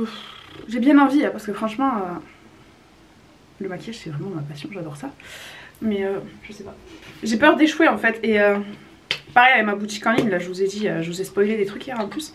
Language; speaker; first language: French; native; French